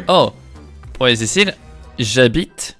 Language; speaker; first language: Spanish; non-native, fluent; French